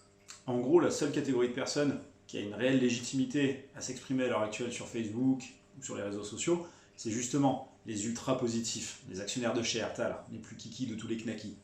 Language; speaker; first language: French; native; French